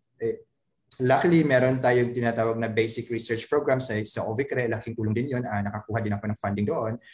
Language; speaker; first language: Filipino; native; Filipino